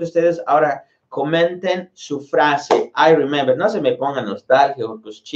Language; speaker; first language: Spanish; native; Spanish